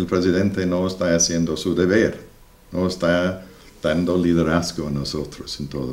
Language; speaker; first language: Spanish; non-native, learner; English